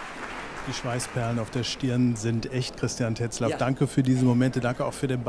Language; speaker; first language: German; native; German